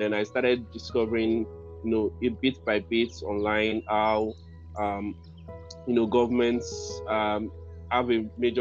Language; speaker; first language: English; non-native, local second language; Yoruba